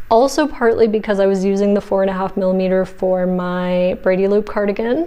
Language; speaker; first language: English; native; English